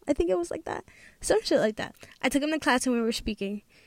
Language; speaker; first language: English; early bilingual, other home language; Spanish